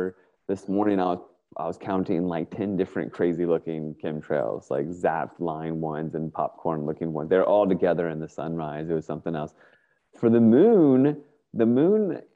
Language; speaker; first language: English; native; English